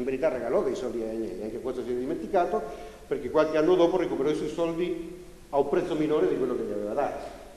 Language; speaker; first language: Italian; non-native, fluent; Spanish